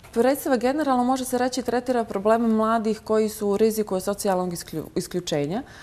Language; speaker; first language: Croatian; native; Croatian